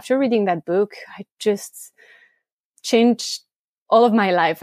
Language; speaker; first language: English; non-native, fluent; French